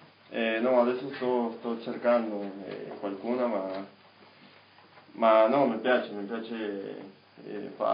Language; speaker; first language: Italian; non-native, learner; Spanish